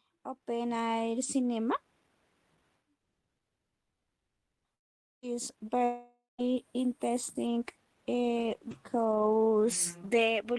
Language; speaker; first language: English; non-native, learner; Spanish